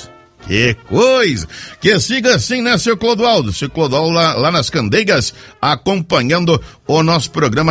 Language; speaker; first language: Portuguese; native; Portuguese